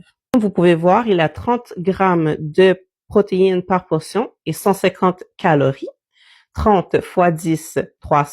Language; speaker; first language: French; native; French